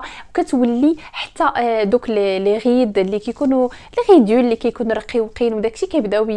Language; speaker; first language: Arabic; native; Arabic